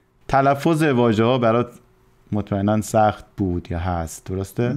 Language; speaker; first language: Persian; native; Persian